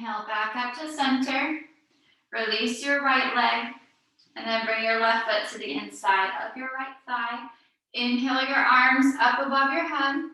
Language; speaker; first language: English; native; English